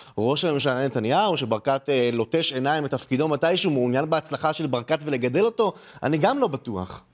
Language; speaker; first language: Hebrew; native; Hebrew